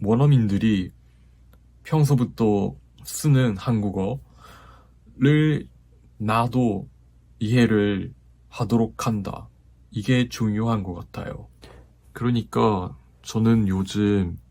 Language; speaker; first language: Korean; non-native, fluent; Japanese